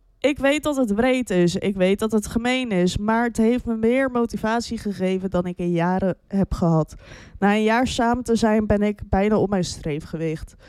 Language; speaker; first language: Dutch; native; Dutch